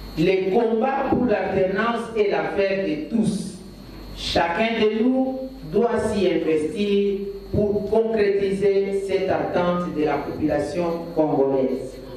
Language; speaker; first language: French; non-native, local second language; Lingala